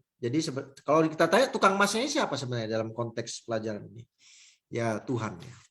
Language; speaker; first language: Indonesian; native; Indonesian